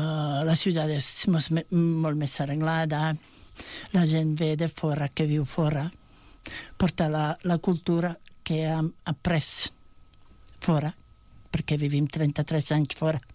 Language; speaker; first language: Catalan; non-native, fluent; Bosnian